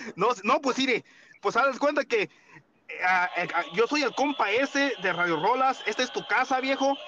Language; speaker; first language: Spanish; native; Spanish